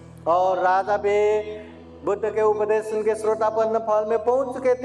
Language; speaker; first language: Hindi; non-native, local second language; Marathi